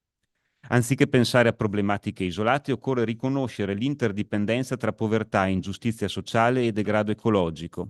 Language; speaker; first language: Italian; native; Italian